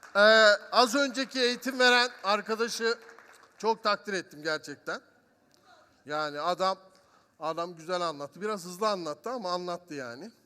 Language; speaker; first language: Turkish; native; Turkish